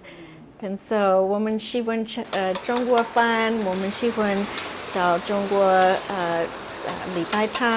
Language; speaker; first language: Chinese; early bilingual, other home language; English